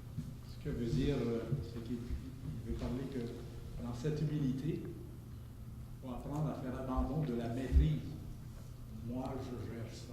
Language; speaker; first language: French; native; French